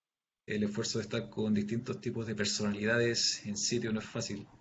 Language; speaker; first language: Spanish; native; Spanish